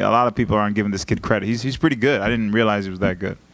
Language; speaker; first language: English; native; English